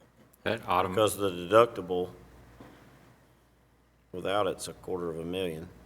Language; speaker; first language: English; native; English